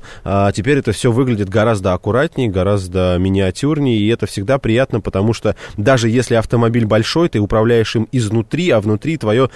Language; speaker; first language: Russian; native; Russian